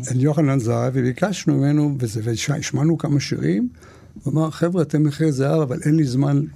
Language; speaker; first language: Hebrew; native; Hebrew